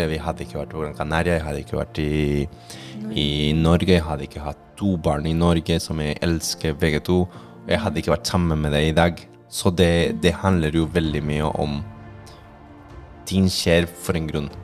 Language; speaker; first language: Norwegian; non-native, fluent; Spanish